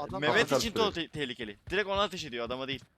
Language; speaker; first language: Turkish; native; Turkish